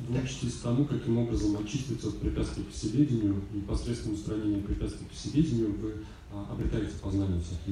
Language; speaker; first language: Russian; native; Russian